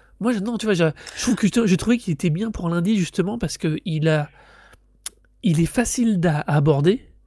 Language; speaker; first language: French; native; French